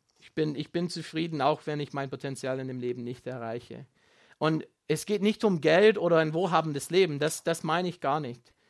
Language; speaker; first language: German; non-native, fluent; Afrikaans